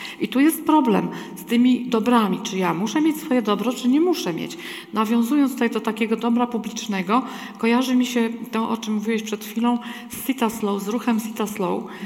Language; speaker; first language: Polish; native; Polish